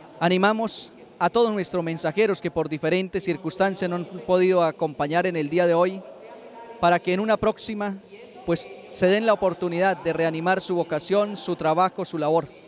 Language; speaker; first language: Spanish; native; Spanish